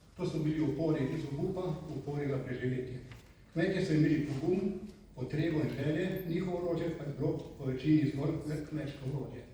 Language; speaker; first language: Slovenian; native; Slovenian